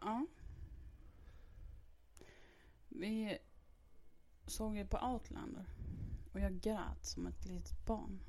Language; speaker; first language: Swedish; native; Swedish